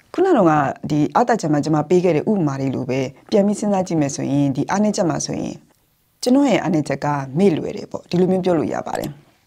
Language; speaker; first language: Burmese; native; Burmese